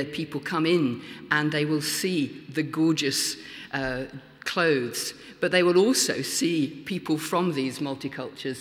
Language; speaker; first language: English; native; English